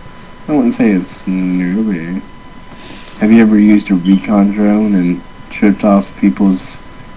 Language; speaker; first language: English; native; English